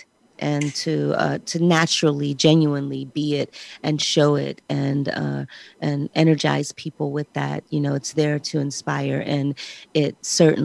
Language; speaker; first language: English; native; English